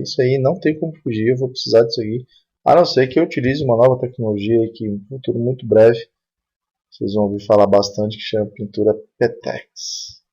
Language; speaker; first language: Portuguese; native; Portuguese